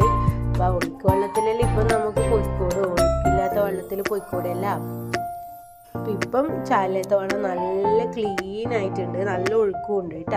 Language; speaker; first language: Malayalam; native; Malayalam